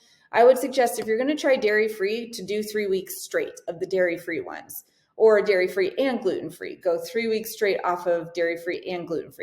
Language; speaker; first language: English; native; English